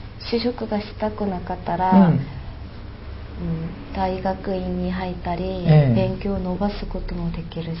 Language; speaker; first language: Japanese; non-native, fluent; Korean